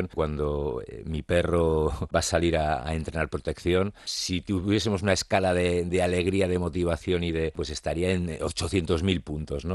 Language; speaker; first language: Spanish; native; Spanish